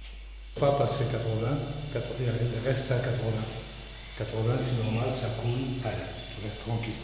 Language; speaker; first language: French; non-native, learner; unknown